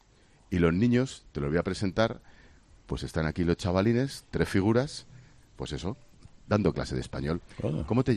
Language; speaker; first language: Spanish; native; Spanish